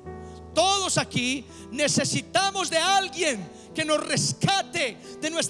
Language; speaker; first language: Spanish; native; Spanish